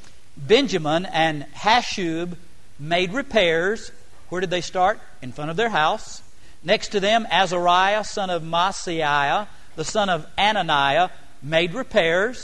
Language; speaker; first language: English; native; English